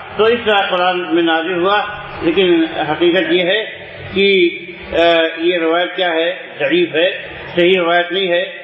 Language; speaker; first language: Urdu; native; Urdu